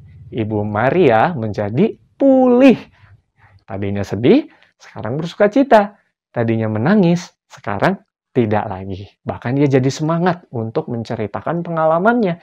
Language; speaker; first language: Indonesian; native; Indonesian